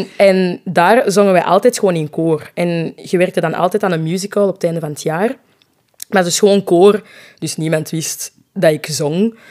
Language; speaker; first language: Dutch; non-native, local second language; French